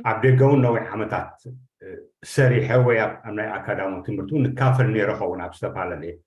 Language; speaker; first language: Tigrinya; native; Tigrinya